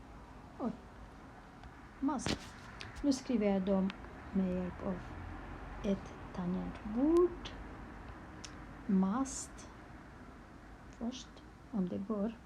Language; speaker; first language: Swedish; non-native, local second language; Kurdish